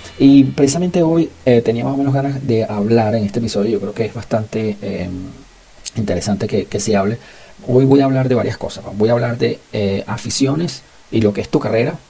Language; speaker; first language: Spanish; native; Spanish